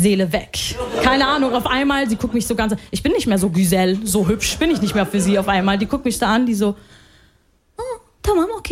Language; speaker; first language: German; early bilingual, other home language; Arabic